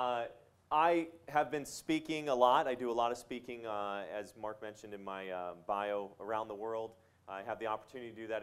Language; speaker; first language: English; native; English